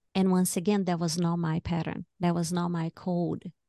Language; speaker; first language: English; non-native, fluent; Portuguese